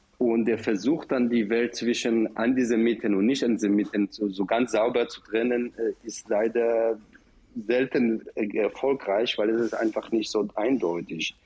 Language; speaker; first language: German; non-native, fluent; Hebrew